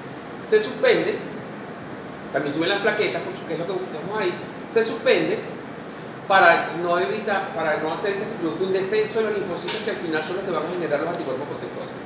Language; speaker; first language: Spanish; native; Spanish